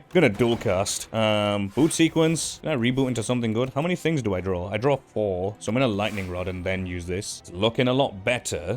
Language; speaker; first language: English; native; English